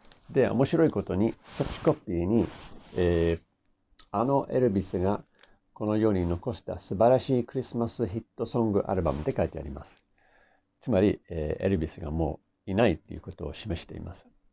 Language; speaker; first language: Japanese; non-native, fluent; English